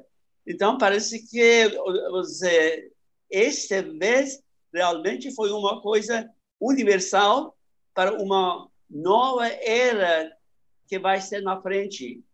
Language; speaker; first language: Portuguese; non-native, fluent; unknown